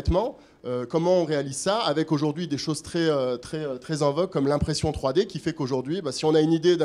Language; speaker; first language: French; native; French